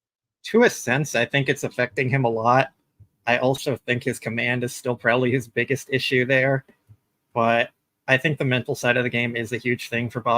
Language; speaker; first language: English; native; English